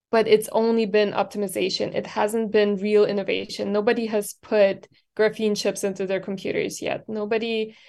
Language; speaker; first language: English; non-native, fluent; German